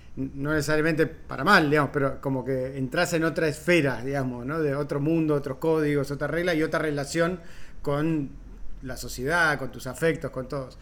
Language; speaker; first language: Spanish; native; Spanish